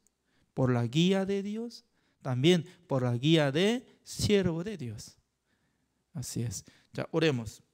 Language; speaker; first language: Spanish; non-native, fluent; Korean